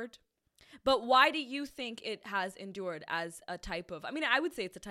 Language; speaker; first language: English; non-native, local second language; Hindi